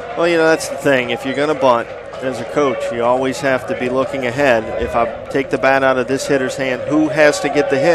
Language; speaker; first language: English; native; English